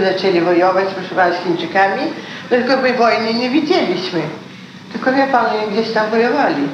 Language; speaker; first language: Polish; early bilingual, heritage; Polish